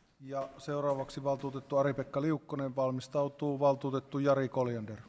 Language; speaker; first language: Finnish; native; Finnish